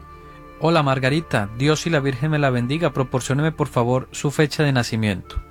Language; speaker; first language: Spanish; native; Spanish